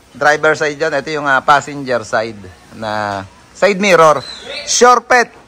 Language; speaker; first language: Filipino; native; Filipino